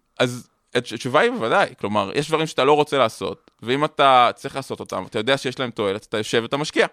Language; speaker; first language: Hebrew; native; Hebrew